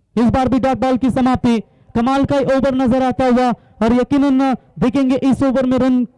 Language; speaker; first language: Hindi; non-native, local second language; Marathi